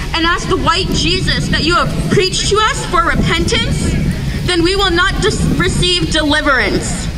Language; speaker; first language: English; native; English